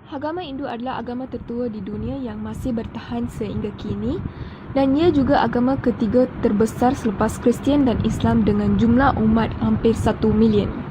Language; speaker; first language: Malay; non-native, local second language; Tamil